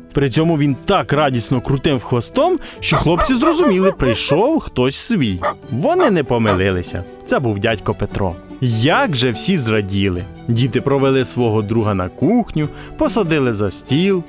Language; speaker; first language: Ukrainian; native; Ukrainian